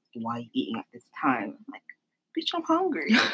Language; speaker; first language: English; native; English